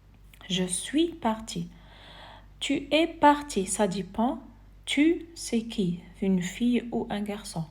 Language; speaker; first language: French; non-native, fluent; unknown